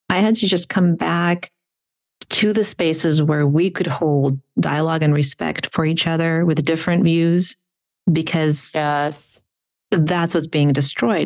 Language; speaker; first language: English; non-native, fluent; Russian